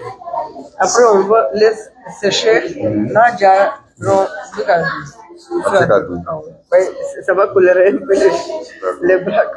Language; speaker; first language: French; non-native, fluent; Russian